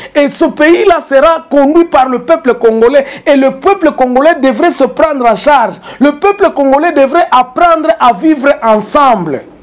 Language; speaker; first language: French; non-native, local second language; Swahili